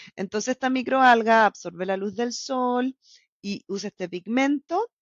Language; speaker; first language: Spanish; native; Spanish